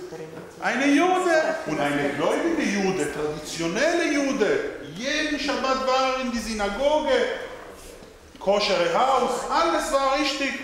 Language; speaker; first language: German; non-native, learner; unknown